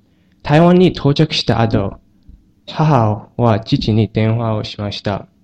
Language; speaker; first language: Japanese; non-native, learner; Chinese